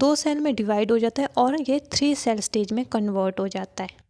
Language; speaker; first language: Hindi; native; Hindi